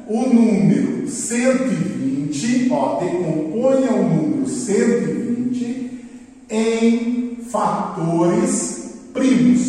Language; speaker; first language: Portuguese; native; Portuguese